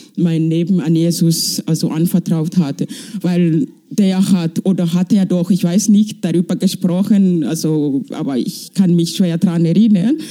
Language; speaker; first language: German; non-native, fluent; Kinyarwanda